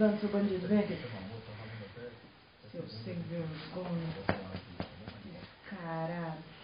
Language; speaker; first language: Portuguese; native; Portuguese